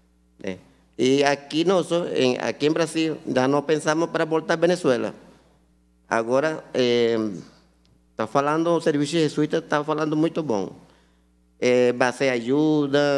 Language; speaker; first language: Portuguese; non-native, learner; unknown